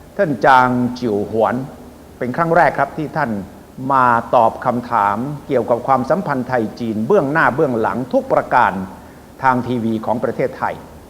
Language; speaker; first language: Thai; native; Thai